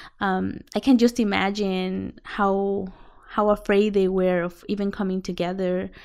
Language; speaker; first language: English; non-native, fluent; Spanish